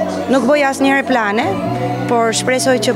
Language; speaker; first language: Albanian; native; Albanian